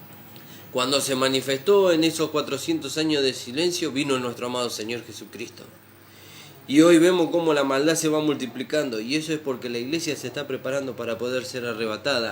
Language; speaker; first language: Spanish; native; Spanish